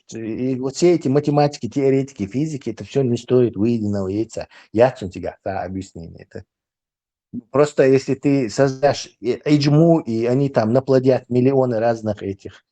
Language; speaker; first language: Russian; non-native, local second language; Chechen